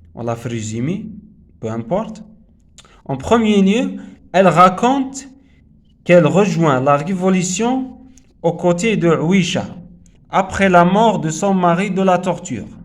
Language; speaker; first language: French; non-native, local second language; Arabic